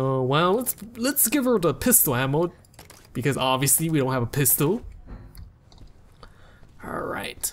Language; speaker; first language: English; native; English